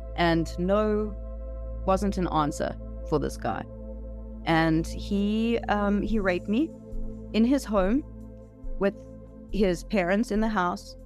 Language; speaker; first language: English; native; English